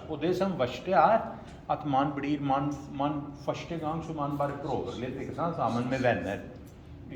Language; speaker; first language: Norwegian; non-native, fluent; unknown